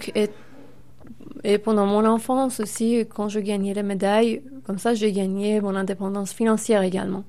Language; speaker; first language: French; non-native, fluent; Persian